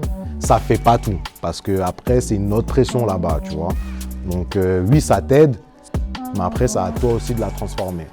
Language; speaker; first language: French; native; French